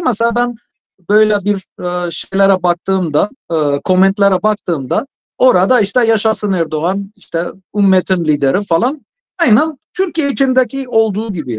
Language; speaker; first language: Turkish; non-native, fluent; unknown